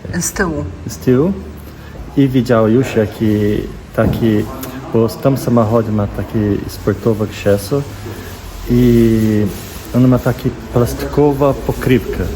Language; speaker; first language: Polish; non-native, learner; Portuguese